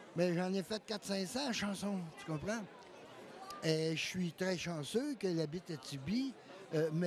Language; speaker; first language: French; native; French